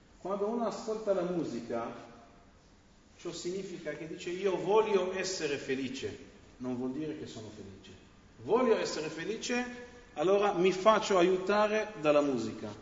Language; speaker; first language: Italian; non-native, fluent; Hebrew